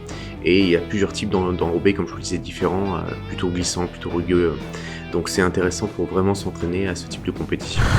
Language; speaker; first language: French; native; French